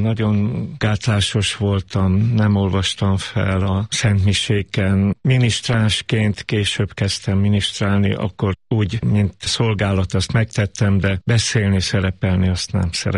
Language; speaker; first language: Hungarian; native; Hungarian